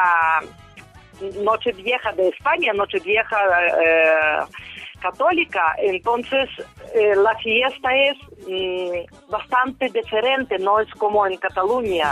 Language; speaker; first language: Spanish; non-native, fluent; Ukrainian